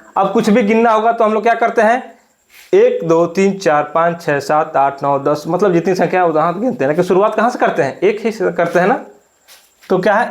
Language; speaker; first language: Hindi; native; Hindi